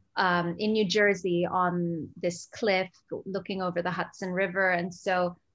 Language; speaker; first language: English; early bilingual, other home language; Gujarati